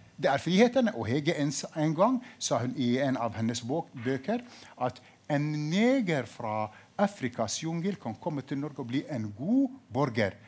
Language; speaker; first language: Norwegian; non-native, fluent; Arabic